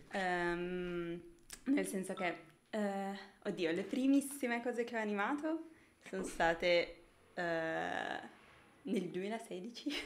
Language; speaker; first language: Italian; native; Italian